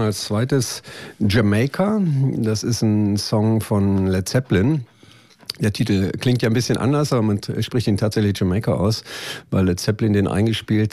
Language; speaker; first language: German; native; German